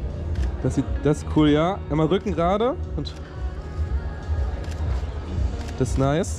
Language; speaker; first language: German; native; German